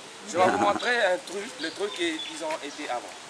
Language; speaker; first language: French; non-native, learner; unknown